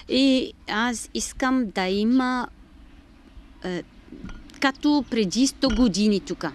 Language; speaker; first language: Bulgarian; non-native, learner; Arabic